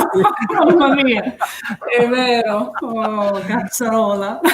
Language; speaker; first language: Italian; early bilingual, heritage; English